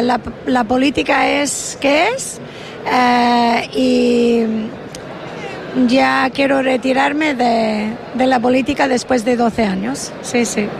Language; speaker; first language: Spanish; non-native, fluent; English